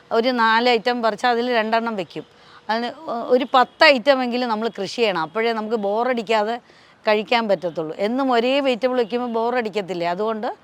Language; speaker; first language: Malayalam; non-native, local second language; Tamil